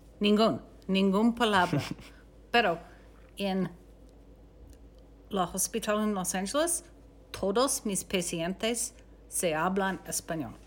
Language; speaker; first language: Spanish; non-native, learner; English